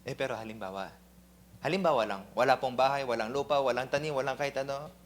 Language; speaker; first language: Filipino; non-native, fluent; Korean